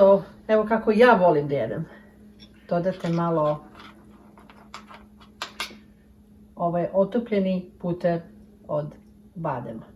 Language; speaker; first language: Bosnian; early bilingual, heritage; Serbian